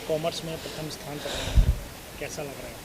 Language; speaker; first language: Hindi; native; Hindi